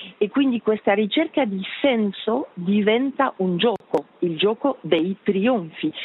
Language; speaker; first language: Italian; non-native, fluent; French